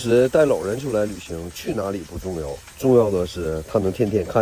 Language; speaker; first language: Chinese; native; Chinese